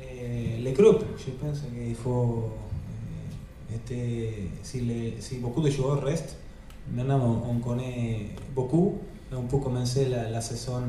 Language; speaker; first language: French; non-native, learner; Spanish